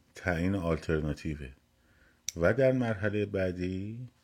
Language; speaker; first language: Persian; native; Persian